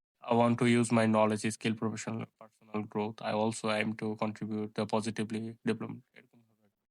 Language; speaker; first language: English; non-native, local second language; Bangla